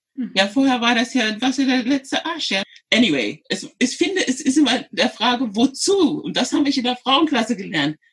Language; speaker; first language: German; native; German